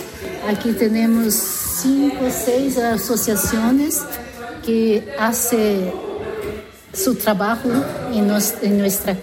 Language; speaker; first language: Spanish; non-native, learner; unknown